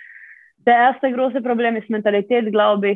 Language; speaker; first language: German; non-native, fluent; Slovenian